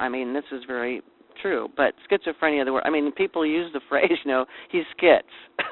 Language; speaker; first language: English; native; English